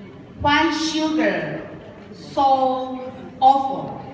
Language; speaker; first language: English; non-native, learner; Japanese